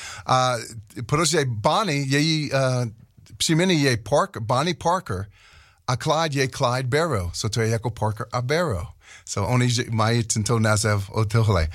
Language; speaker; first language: Czech; non-native, learner; English